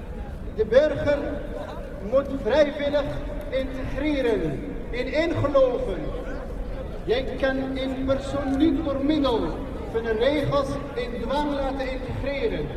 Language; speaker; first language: Dutch; non-native, fluent; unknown